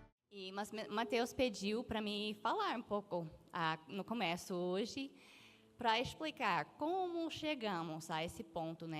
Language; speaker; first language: Portuguese; non-native, fluent; English